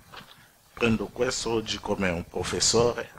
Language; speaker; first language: Italian; non-native, learner; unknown